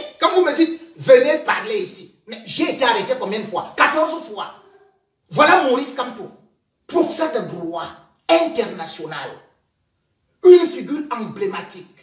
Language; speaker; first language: French; native; French